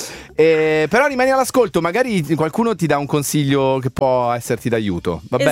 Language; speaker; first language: Italian; native; Italian